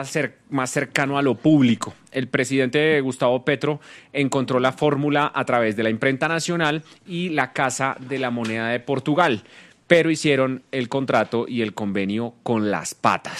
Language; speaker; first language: Spanish; native; Spanish